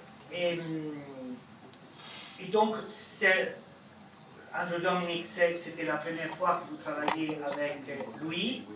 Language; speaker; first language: French; non-native, fluent; Italian